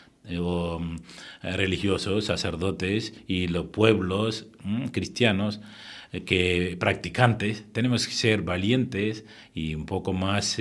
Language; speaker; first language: Spanish; non-native, fluent; Tamil